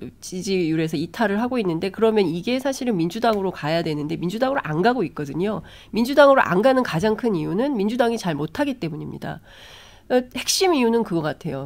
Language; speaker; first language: Korean; native; Korean